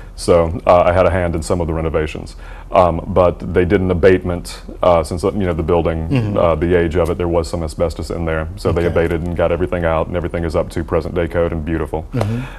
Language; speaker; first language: English; native; English